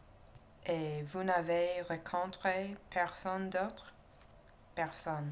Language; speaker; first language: French; non-native, learner; English